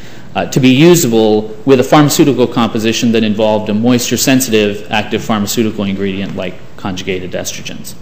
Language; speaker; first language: English; native; English